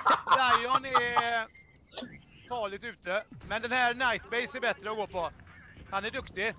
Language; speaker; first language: Swedish; native; Swedish